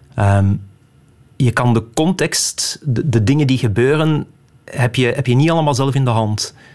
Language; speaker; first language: Dutch; native; Dutch